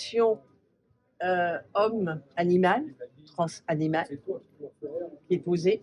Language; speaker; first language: French; native; French